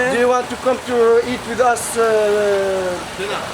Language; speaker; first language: English; non-native, fluent; Arabic